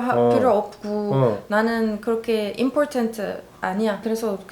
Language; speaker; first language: Korean; non-native, fluent; Arabic